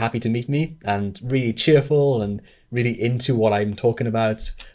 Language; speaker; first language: English; native; English